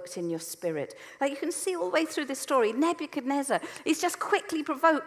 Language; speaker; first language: English; native; English